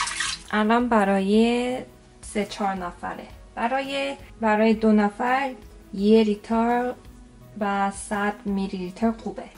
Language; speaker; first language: Persian; non-native, learner; Korean